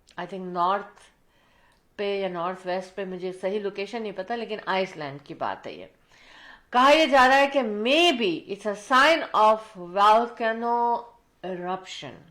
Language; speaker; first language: Urdu; early bilingual, other home language; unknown